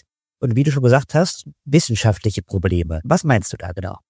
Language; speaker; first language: German; native; German